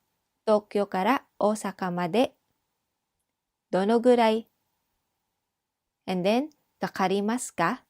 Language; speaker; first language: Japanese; non-native, fluent; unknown